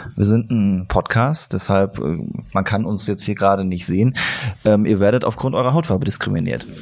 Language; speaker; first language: German; native; German